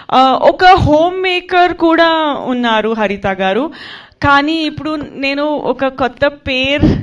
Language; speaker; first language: Telugu; non-native, local second language; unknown